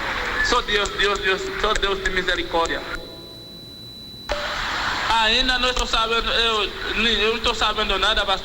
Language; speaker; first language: Portuguese; non-native, fluent; Spanish